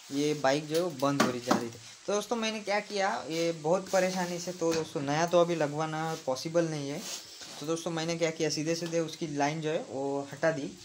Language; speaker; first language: Hindi; non-native, local second language; Marathi